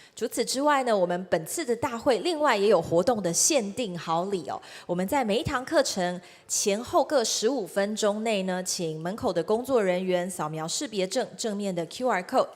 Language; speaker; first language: Chinese; native; Chinese